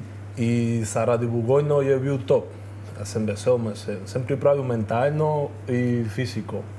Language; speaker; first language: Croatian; non-native, learner; Spanish